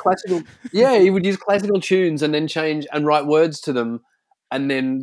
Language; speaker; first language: English; native; English